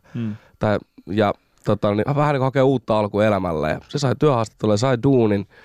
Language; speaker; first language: Finnish; early bilingual, other home language; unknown